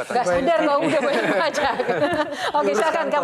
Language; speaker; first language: Indonesian; native; Indonesian